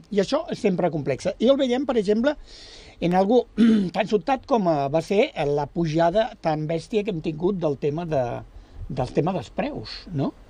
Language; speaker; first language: Catalan; native; Catalan